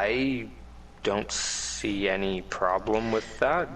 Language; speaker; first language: English; native; English